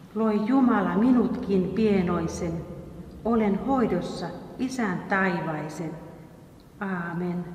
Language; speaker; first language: Finnish; native; Finnish